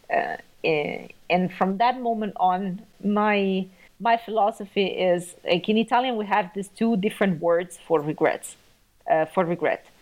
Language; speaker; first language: English; non-native, fluent; Italian